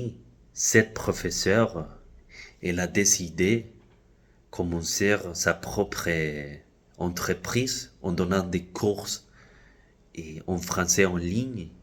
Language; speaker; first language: French; non-native, fluent; Spanish